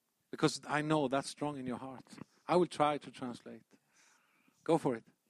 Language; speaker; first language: English; non-native, fluent; Swedish